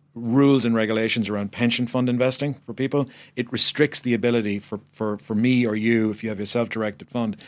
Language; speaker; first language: English; native; English